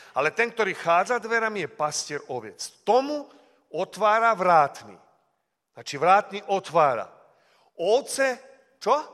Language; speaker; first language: Slovak; early bilingual, heritage; Slovak